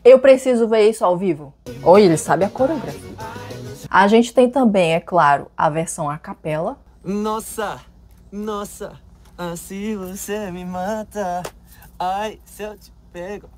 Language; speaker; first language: Portuguese; native; Portuguese